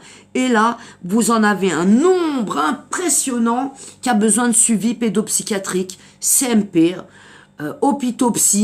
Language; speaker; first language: French; native; French